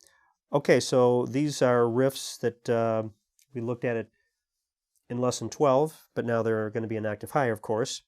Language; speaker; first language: English; native; English